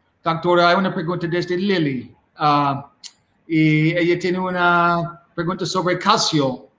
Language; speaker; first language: Spanish; non-native, learner; English